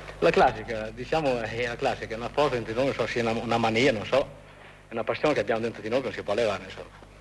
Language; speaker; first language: Italian; native; Italian